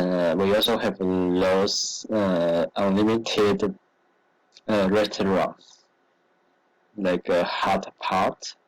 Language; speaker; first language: English; non-native, learner; Chinese